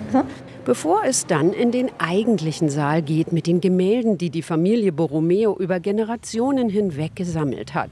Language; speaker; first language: German; native; German